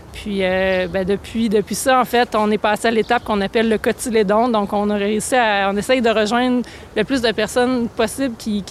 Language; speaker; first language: French; native; French